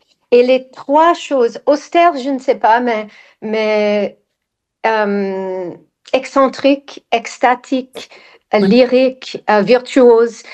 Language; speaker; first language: French; non-native, fluent; English